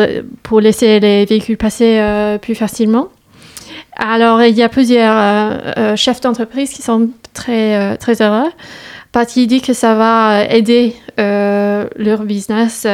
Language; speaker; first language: French; non-native, learner; English